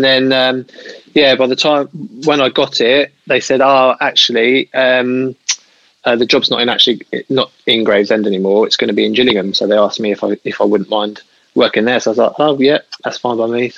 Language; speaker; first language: English; native; English